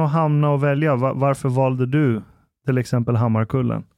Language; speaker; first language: Swedish; early bilingual, other home language; Persian